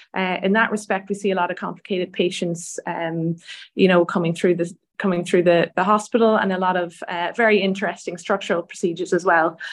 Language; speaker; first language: English; native; English